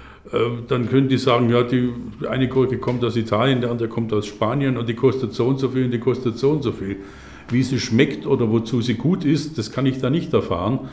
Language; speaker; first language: German; native; German